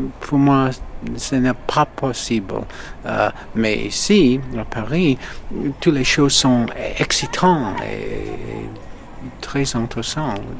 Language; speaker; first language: French; non-native, learner; English